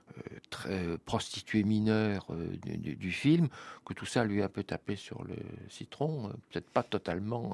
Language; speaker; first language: French; native; French